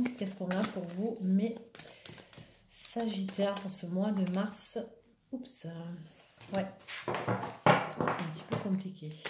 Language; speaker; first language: French; native; French